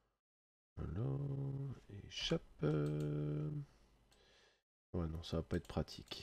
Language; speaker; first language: French; native; French